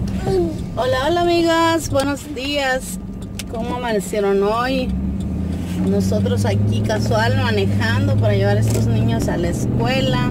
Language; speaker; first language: Spanish; native; Spanish